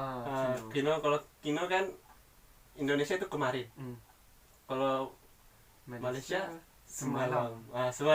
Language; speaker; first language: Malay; non-native, local second language; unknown